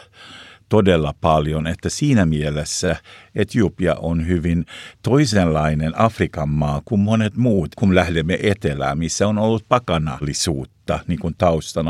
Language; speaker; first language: Finnish; non-native, local second language; Swedish